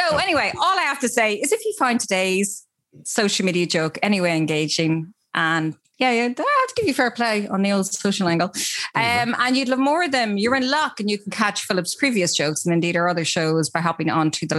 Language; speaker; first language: English; native; English